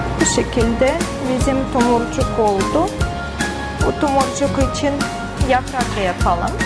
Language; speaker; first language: Turkish; non-native, fluent; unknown